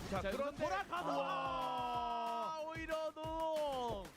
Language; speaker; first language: Korean; native; Korean